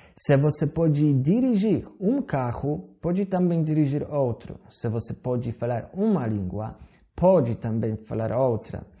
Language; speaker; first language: Portuguese; non-native, fluent; Polish